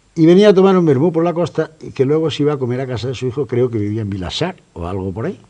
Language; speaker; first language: Spanish; native; Spanish